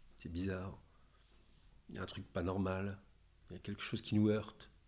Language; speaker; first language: French; native; French